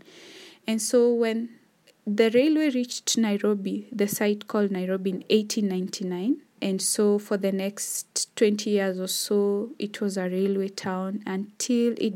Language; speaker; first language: English; non-native, local second language; Kikuyu